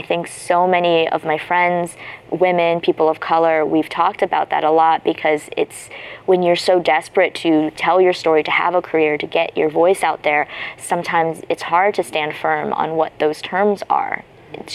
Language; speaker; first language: English; native; English